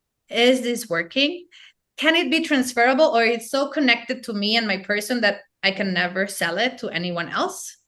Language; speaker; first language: English; non-native, fluent; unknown